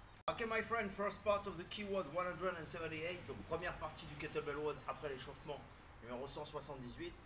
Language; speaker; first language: French; native; French